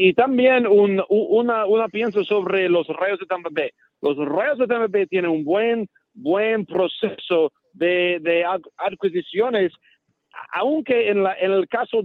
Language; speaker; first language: Spanish; non-native, learner; English